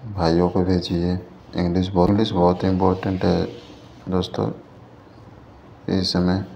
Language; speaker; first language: Hindi; native; Hindi